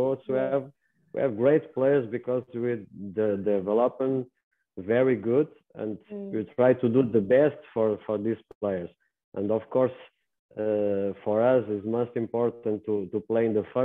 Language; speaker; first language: English; non-native, learner; Portuguese